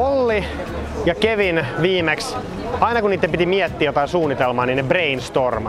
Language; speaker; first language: Finnish; native; Finnish